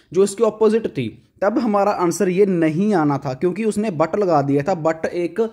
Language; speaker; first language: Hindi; non-native, local second language; Punjabi